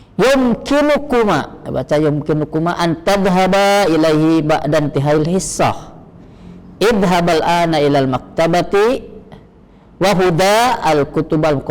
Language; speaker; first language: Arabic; non-native, fluent; Indonesian